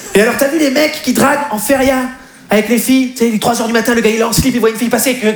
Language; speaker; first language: French; native; French